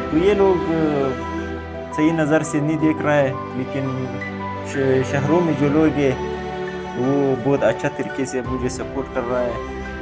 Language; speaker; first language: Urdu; non-native, local second language; Pashto